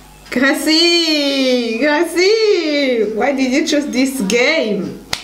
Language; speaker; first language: English; non-native, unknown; Rundi